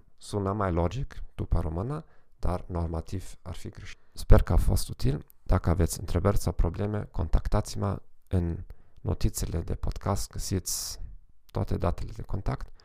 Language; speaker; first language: Romanian; non-native, fluent; German